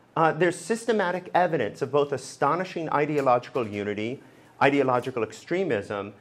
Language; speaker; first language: English; native; English